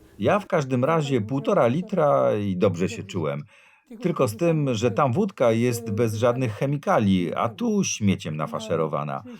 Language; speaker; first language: Polish; early bilingual, other home language; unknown